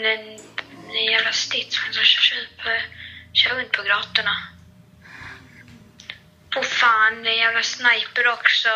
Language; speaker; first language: Swedish; native; Swedish